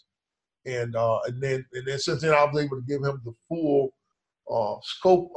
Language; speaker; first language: English; native; English